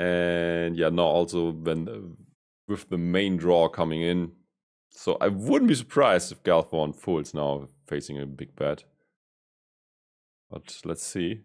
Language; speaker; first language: English; non-native, fluent; German